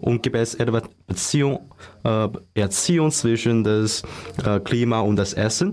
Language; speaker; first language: German; non-native, learner; Chinese